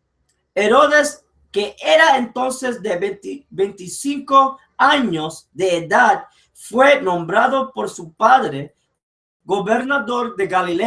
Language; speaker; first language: Spanish; early bilingual, heritage; English